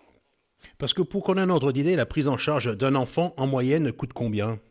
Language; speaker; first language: French; native; French